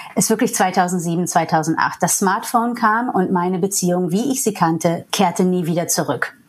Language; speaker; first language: German; non-native, fluent; English